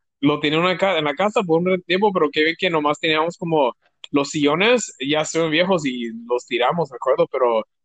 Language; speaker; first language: Spanish; early bilingual, heritage; Spanish